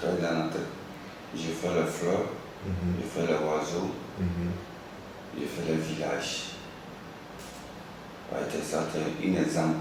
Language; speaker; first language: French; non-native, local second language; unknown